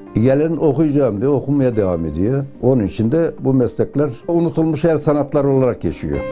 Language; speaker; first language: Turkish; native; Turkish